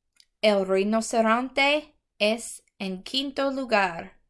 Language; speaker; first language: Spanish; non-native, fluent; English